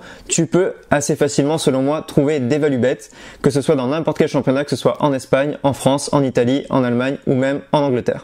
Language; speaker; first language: French; native; French